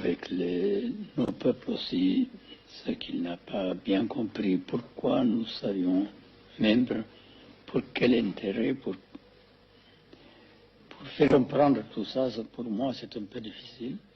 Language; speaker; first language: French; non-native, fluent; Amharic